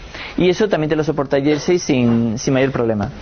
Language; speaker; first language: Spanish; native; Spanish